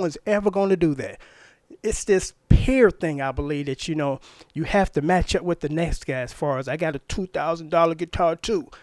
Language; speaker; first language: English; native; English